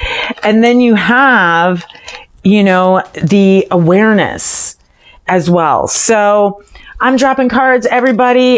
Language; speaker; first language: English; native; English